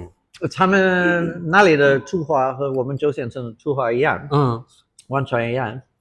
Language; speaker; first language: Chinese; non-native, fluent; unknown